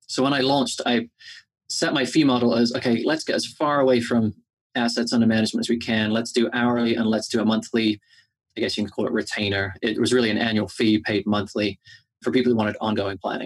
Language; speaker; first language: English; native; English